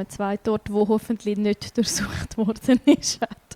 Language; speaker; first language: German; native; German